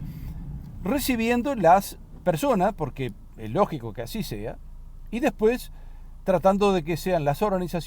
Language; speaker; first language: Spanish; native; Spanish